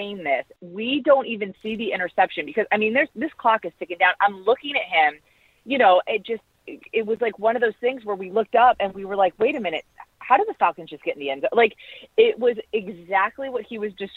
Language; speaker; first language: English; native; English